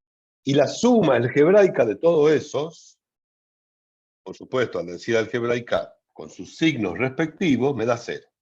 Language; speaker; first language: Spanish; native; Spanish